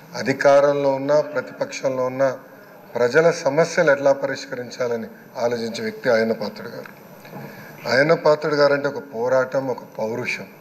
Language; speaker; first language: Telugu; native; Telugu